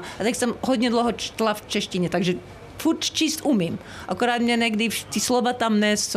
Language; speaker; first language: Czech; early bilingual, heritage; Czech